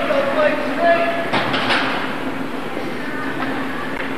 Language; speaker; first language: English; non-native, fluent; Hebrew